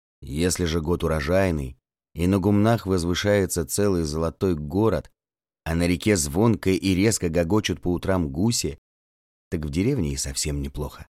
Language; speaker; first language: Russian; native; Russian